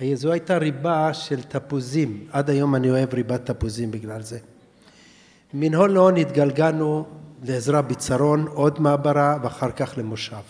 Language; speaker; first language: Hebrew; early bilingual, other home language; Persian